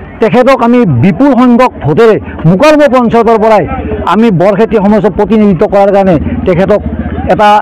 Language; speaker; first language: Assamese; native; Assamese